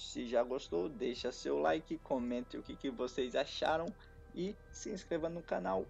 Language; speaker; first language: Portuguese; native; Portuguese